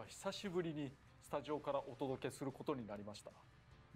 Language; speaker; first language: Japanese; native; Japanese